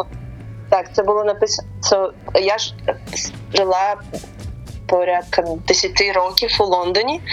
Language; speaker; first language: Ukrainian; non-native, local second language; Russian